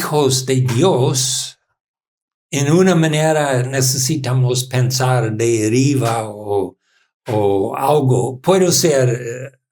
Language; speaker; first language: Spanish; non-native, learner; English